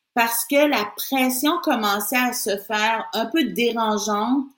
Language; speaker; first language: French; native; French